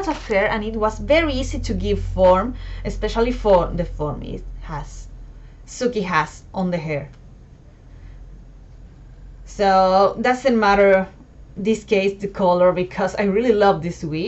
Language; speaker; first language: English; non-native, fluent; Spanish